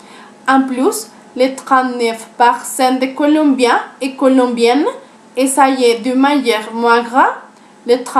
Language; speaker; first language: French; non-native, learner; Spanish